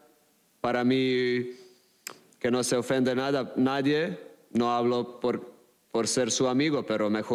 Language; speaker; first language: Spanish; non-native, fluent; Croatian